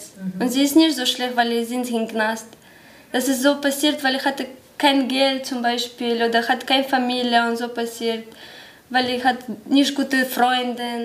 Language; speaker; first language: German; non-native, learner; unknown